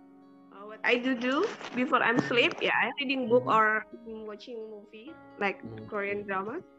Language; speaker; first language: English; non-native, learner; Indonesian